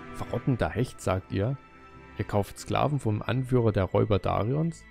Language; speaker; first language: German; native; German